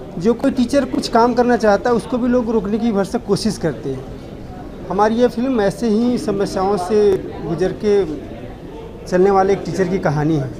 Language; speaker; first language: Hindi; native; Hindi